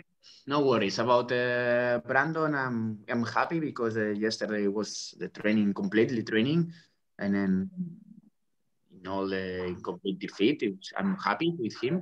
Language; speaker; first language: English; non-native, fluent; Spanish